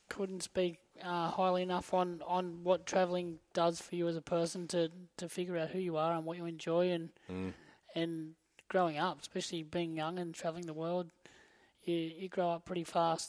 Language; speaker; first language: English; native; English